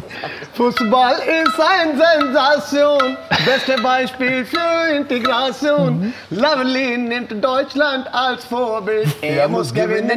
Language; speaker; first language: German; non-native, learner; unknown